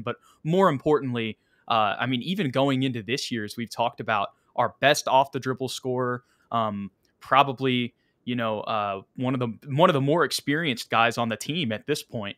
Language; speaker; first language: English; native; English